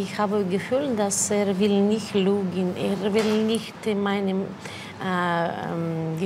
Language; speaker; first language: German; non-native, learner; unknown